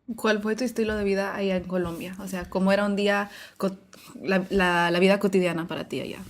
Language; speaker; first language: Spanish; early bilingual, heritage; Spanish